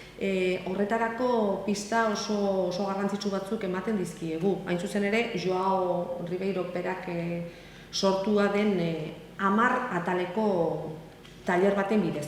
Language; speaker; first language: Basque; native; Basque